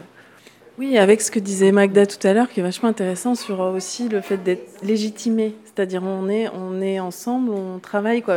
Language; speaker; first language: French; native; French